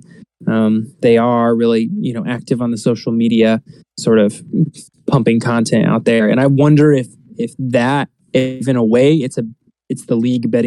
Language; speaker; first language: English; native; English